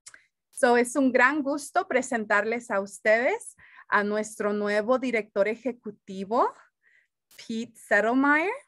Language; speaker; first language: Spanish; early bilingual, heritage; Spanish